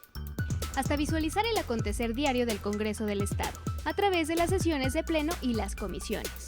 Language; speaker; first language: Spanish; native; Spanish